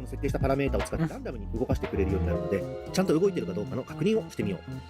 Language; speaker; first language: Japanese; native; Japanese